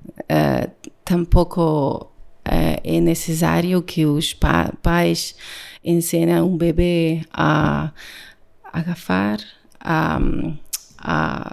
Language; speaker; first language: Portuguese; non-native, learner; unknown